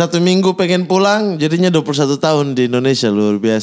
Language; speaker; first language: Indonesian; native; Indonesian